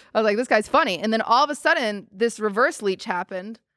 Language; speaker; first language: English; native; English